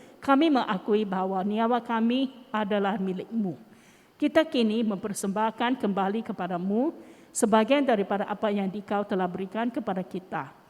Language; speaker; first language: Malay; non-native, local second language; Chinese